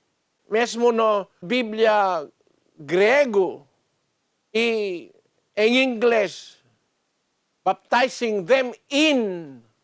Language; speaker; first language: Portuguese; non-native, learner; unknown